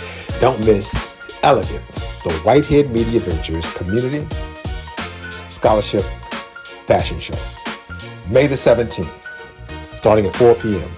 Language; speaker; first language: English; native; English